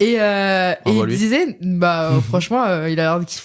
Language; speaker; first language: French; native; French